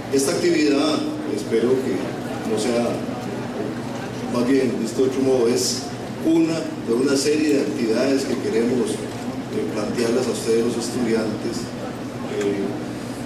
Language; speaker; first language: Spanish; native; Spanish